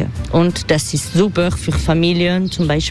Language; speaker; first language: German; non-native, fluent; French